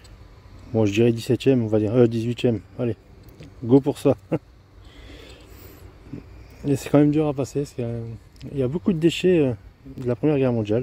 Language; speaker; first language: French; native; French